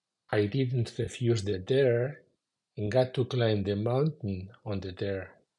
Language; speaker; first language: English; non-native, fluent; Spanish